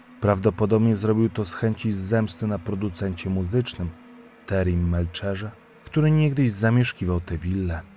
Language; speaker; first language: Polish; native; Polish